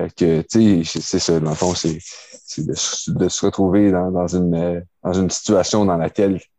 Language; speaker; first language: French; native; French